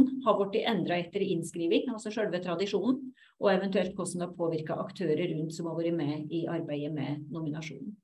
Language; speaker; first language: Norwegian; native; Norwegian